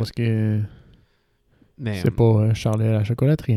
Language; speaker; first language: French; native; French